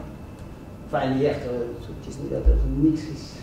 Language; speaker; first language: Dutch; non-native, local second language; French